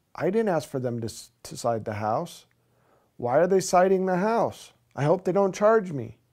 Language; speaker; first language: English; native; English